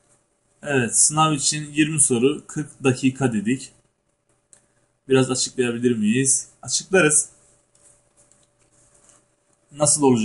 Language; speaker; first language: Turkish; native; Turkish